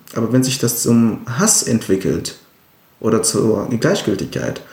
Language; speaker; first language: German; non-native, fluent; Arabic